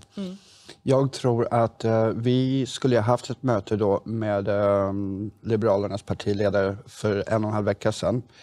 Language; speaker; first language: Swedish; native; Swedish